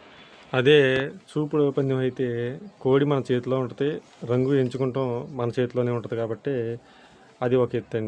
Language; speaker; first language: Telugu; native; Telugu